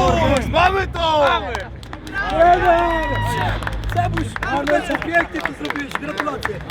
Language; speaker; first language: Polish; native; Polish